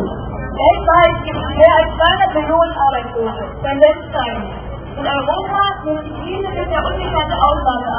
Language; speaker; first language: German; native; German